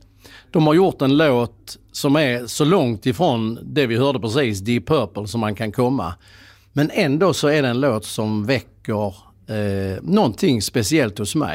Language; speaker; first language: Swedish; native; Swedish